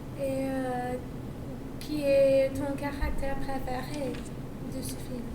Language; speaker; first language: French; non-native, learner; English